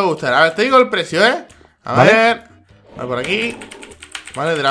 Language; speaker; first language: Spanish; native; Spanish